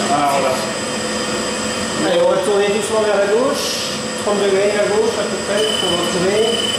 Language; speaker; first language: French; native; French